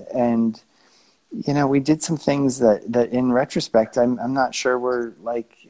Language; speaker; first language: English; native; English